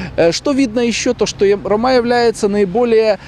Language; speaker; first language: Russian; native; Russian